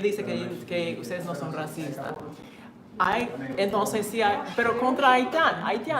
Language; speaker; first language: Spanish; non-native, learner; English